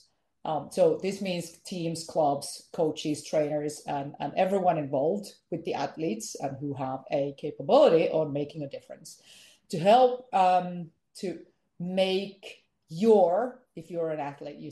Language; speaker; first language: English; non-native, fluent; Finnish